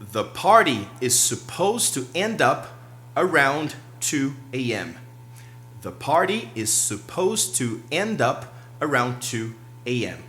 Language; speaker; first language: English; non-native, fluent; Portuguese